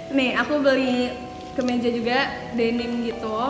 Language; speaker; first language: Indonesian; native; Indonesian